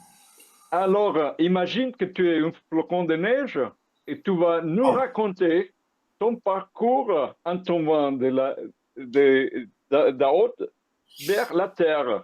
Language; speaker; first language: French; non-native, fluent; Spanish